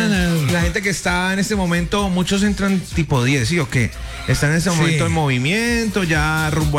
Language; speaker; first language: Spanish; native; Spanish